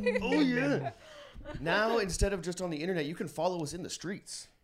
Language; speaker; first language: English; native; English